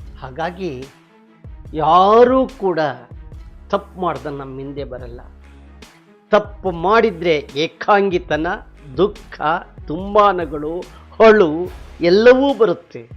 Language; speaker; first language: Kannada; native; Kannada